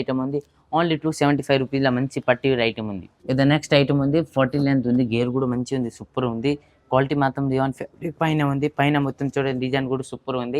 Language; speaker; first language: Telugu; non-native, local second language; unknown